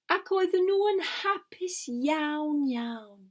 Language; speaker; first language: Welsh; non-native, fluent; English